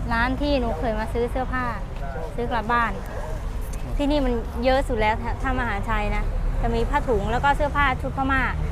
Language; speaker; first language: Thai; non-native, fluent; Mon